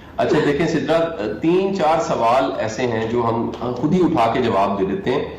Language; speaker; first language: Urdu; non-native, local second language; Punjabi